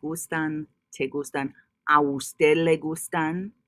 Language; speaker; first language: Spanish; non-native, fluent; English